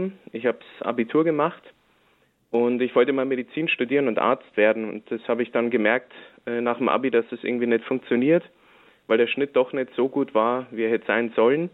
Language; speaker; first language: German; native; German